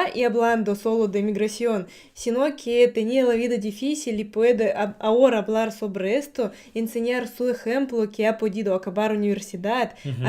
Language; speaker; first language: Spanish; non-native, fluent; Russian